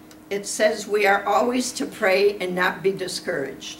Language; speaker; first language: English; early bilingual, other home language; Ukrainian